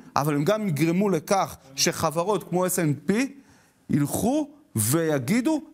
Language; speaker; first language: Hebrew; native; Hebrew